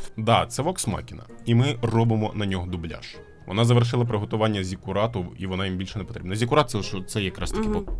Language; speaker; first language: Ukrainian; non-native, local second language; Russian